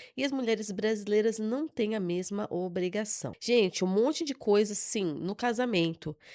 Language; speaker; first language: Portuguese; native; Portuguese